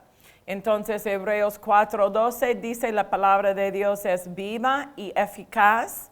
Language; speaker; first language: Spanish; non-native, fluent; English